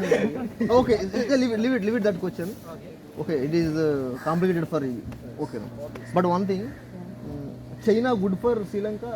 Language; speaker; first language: English; non-native, learner; Telugu